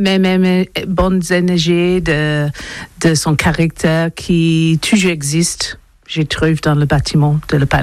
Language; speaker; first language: French; non-native, learner; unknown